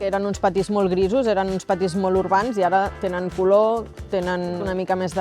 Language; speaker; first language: Catalan; native; Catalan